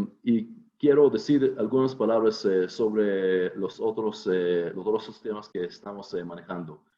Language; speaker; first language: Spanish; non-native, fluent; Hebrew